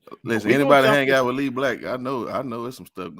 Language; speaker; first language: English; native; English